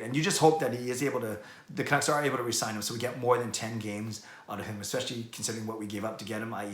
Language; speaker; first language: English; native; English